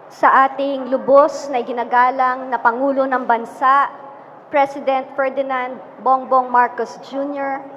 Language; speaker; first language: Filipino; native; Filipino